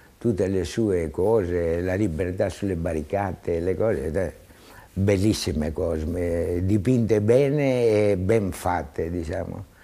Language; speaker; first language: Italian; non-native, fluent; Greek